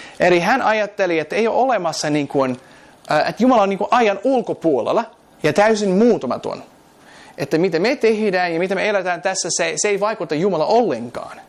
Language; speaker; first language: Finnish; non-native, fluent; English